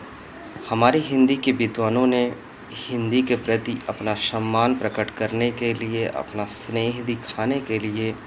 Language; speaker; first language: Hindi; native; Hindi